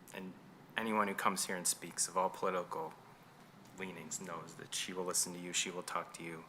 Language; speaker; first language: English; native; English